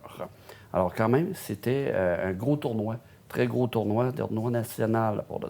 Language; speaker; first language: French; native; French